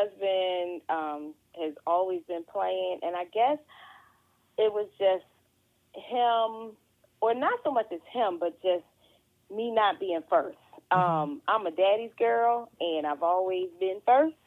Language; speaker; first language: English; native; English